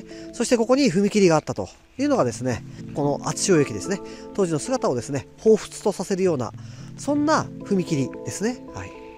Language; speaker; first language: Japanese; native; Japanese